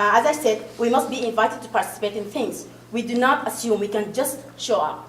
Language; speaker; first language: English; non-native, fluent; Arabic